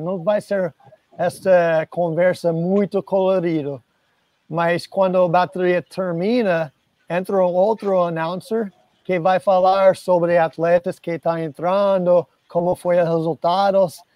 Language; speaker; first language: Portuguese; non-native, fluent; English